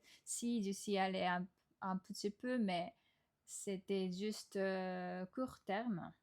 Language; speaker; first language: French; non-native, fluent; Japanese